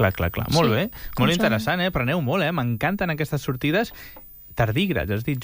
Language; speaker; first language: Catalan; native; Catalan